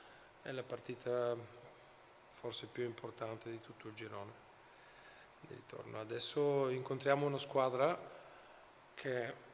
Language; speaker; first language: Italian; non-native, fluent; Bulgarian